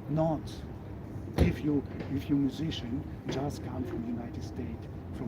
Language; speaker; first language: English; non-native, learner; Ukrainian